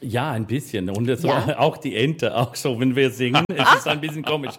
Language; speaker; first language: German; non-native, fluent; English